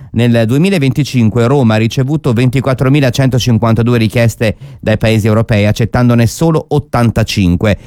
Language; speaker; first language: Italian; native; Italian